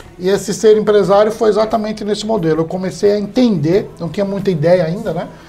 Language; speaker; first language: Portuguese; early bilingual, heritage; English